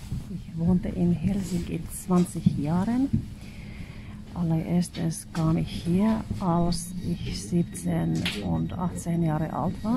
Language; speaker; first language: German; non-native, fluent; Finnish